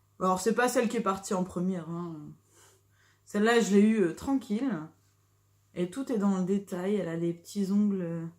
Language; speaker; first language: French; native; French